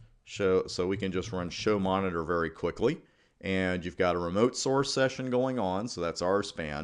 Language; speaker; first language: English; native; English